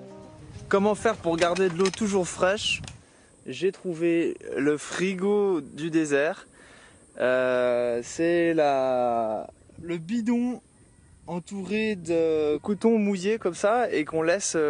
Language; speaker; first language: French; native; French